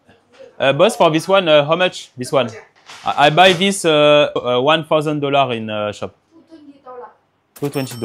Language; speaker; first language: English; non-native, learner; French